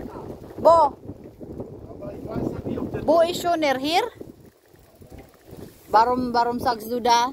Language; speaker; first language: German; non-native, learner; Filipino